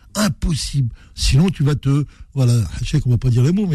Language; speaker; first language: French; native; French